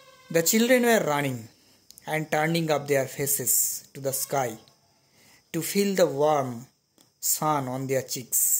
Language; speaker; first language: English; non-native, local second language; Bangla